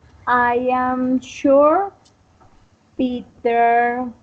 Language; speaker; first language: English; non-native, learner; Spanish